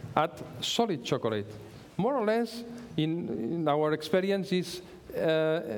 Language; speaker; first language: English; non-native, learner; Spanish